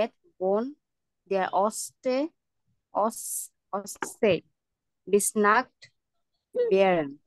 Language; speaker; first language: German; non-native, learner; Bangla